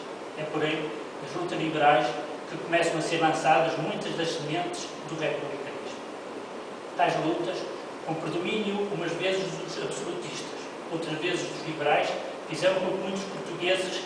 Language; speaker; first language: Portuguese; native; Portuguese